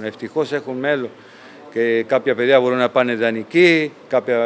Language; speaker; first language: Greek; non-native, fluent; Spanish